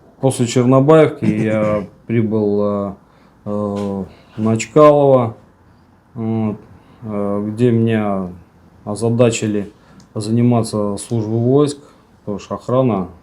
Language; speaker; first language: Russian; native; Russian